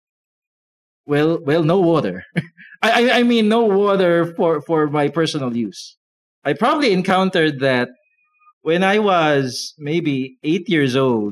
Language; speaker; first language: English; non-native, local second language; Filipino